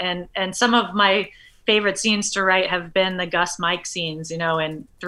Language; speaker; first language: English; native; English